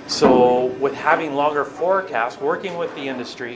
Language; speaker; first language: English; native; English